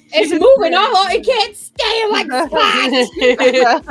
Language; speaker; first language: English; native; English